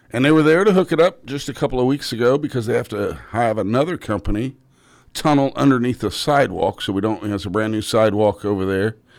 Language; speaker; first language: English; native; English